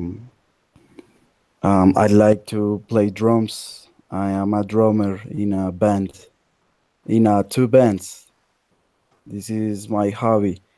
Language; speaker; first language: English; non-native, learner; Spanish